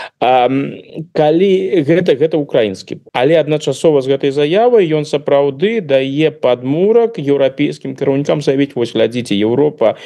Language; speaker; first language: Belarusian; non-native, local second language; Russian